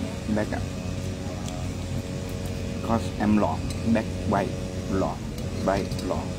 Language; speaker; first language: English; non-native, learner; Thai